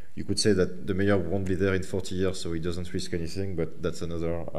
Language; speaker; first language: English; non-native, fluent; French